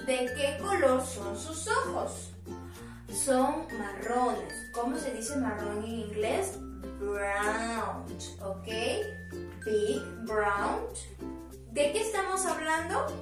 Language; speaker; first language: Spanish; native; Spanish